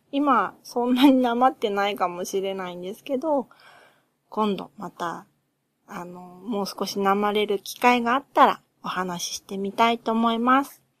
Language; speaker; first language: Japanese; native; Japanese